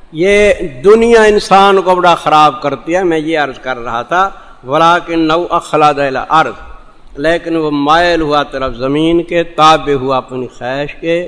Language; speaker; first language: Urdu; non-native, local second language; Saraiki